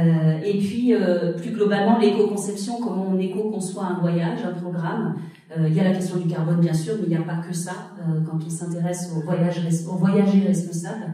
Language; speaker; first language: French; native; French